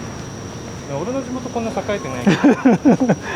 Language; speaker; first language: Japanese; native; Japanese